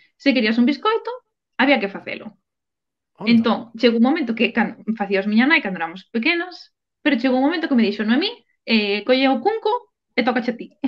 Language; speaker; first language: Galician; non-native, local second language; Spanish